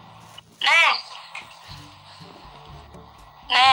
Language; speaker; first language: Vietnamese; non-native, learner; Indonesian